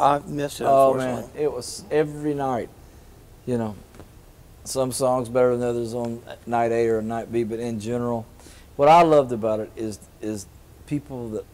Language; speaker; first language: English; native; English